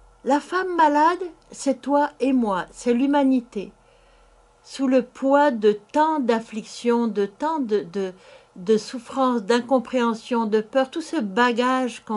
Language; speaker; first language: French; native; French